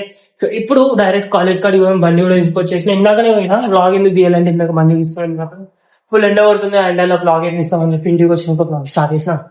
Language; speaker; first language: Telugu; native; Telugu